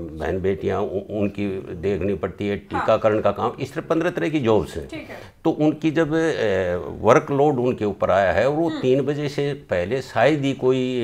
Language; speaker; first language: Hindi; native; Hindi